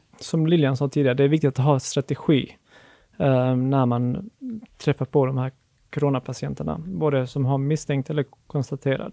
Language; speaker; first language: Swedish; native; Swedish